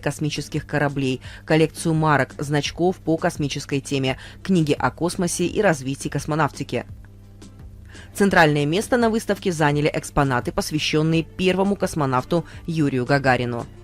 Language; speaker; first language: Russian; native; Russian